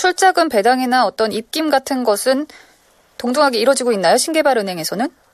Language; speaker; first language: Korean; native; Korean